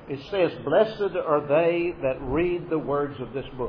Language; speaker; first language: English; native; English